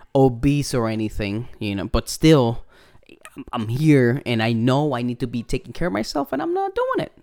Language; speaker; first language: English; non-native, fluent; Spanish